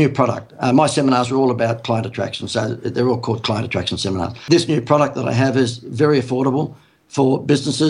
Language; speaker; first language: English; native; English